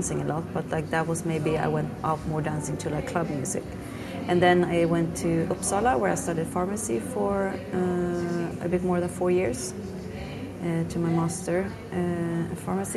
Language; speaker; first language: English; non-native, fluent; Swedish